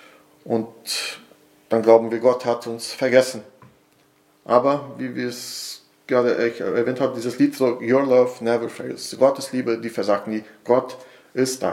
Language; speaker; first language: German; non-native, fluent; Portuguese